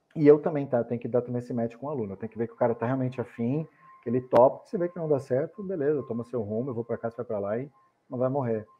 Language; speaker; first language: Portuguese; native; Portuguese